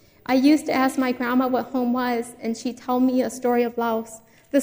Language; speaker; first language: English; native; English